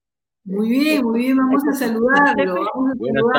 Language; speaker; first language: Spanish; native; Spanish